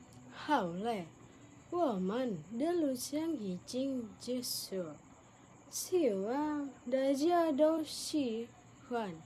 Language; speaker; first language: Chinese; non-native, learner; Indonesian